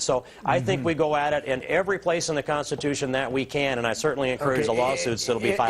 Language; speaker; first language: English; native; English